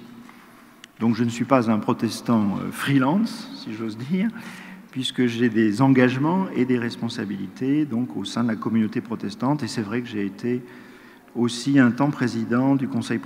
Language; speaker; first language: French; native; French